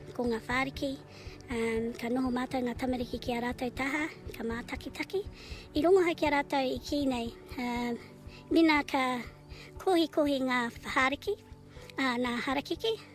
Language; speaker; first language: Māori; native; Māori